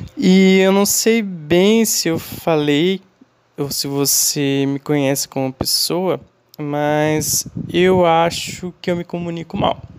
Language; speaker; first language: Portuguese; non-native, fluent; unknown